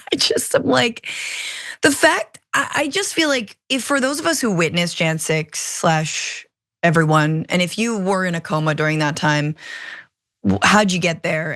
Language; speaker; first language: English; native; English